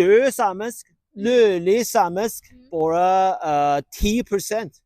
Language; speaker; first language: Norwegian; non-native, learner; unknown